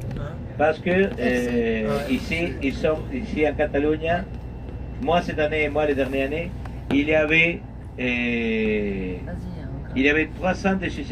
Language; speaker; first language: French; non-native, fluent; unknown